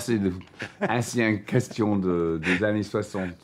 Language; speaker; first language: French; non-native, learner; English